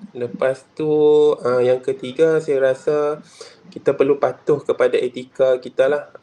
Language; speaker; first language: Malay; native; Malay